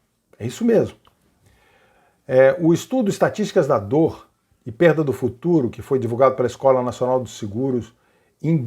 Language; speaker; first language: Portuguese; native; Portuguese